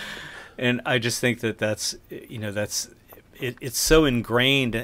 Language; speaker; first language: English; native; English